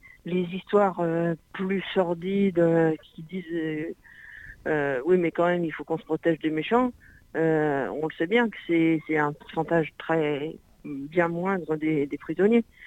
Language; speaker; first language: French; native; French